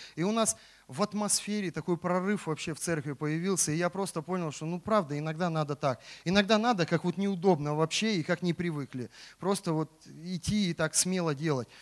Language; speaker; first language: Russian; native; Russian